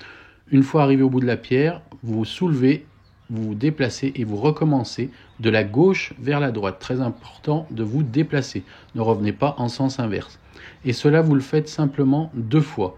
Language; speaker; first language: French; native; French